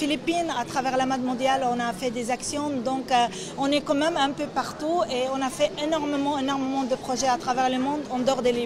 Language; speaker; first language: French; non-native, local second language; Arabic